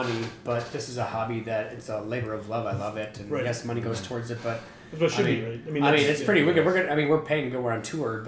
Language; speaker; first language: English; native; English